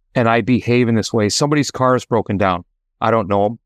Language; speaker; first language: English; native; English